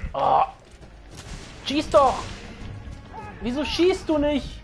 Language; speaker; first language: German; native; German